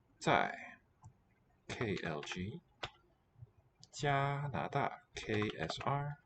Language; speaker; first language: Chinese; non-native, learner; English